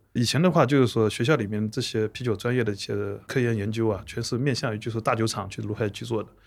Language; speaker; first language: Chinese; native; Chinese